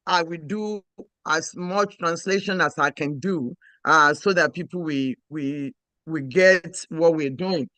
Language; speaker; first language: English; non-native, local second language; Yoruba